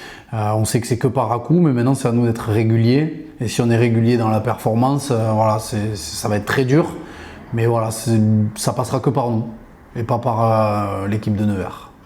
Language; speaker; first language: French; native; French